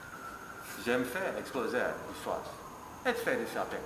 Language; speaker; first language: French; non-native, learner; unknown